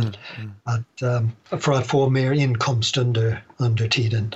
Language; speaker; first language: Swedish; non-native, fluent; English